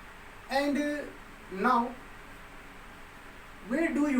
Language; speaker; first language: English; non-native, local second language; Hindi